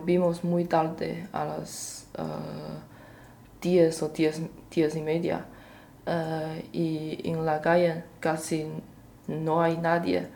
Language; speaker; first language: Spanish; non-native, learner; Chinese